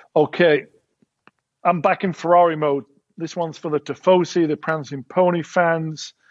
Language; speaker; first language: English; native; English